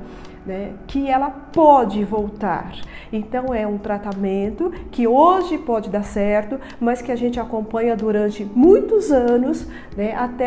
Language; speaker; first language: Portuguese; native; Portuguese